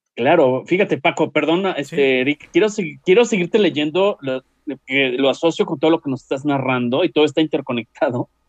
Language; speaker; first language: Spanish; native; Spanish